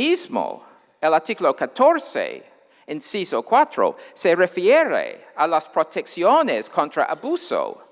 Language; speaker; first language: Spanish; non-native, fluent; English